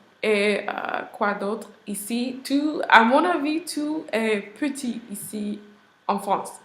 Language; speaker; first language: French; non-native, learner; English